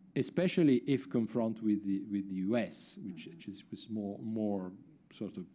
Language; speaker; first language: English; non-native, fluent; Italian